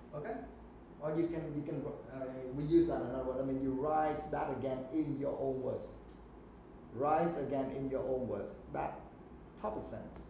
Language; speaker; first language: English; non-native, fluent; Vietnamese